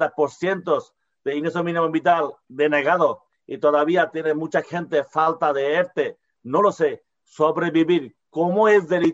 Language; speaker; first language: Spanish; non-native, learner; Bangla